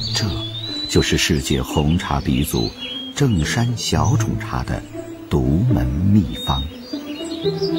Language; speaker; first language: Chinese; native; Chinese